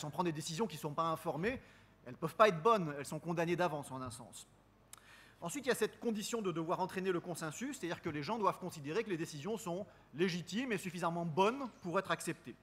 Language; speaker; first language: French; native; French